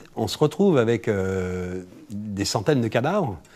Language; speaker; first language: French; native; French